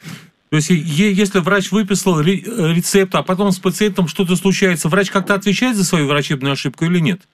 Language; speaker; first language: Russian; native; Russian